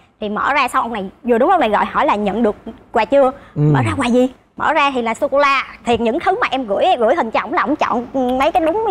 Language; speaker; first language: Vietnamese; native; Vietnamese